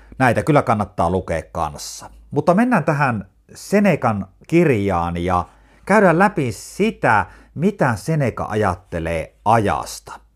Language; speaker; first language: Finnish; native; Finnish